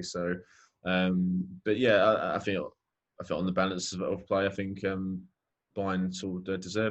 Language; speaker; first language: English; native; English